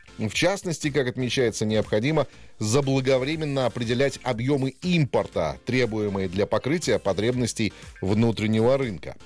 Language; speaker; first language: Russian; native; Russian